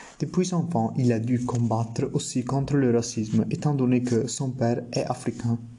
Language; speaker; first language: French; non-native, learner; Italian